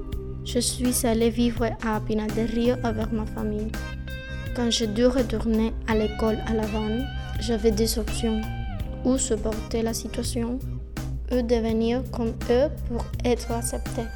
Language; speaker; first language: French; non-native, learner; Spanish